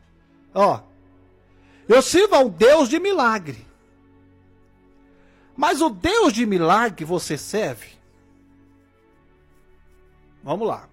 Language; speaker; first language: Portuguese; native; Portuguese